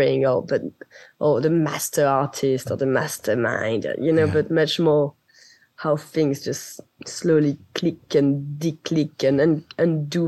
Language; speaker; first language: English; non-native, fluent; French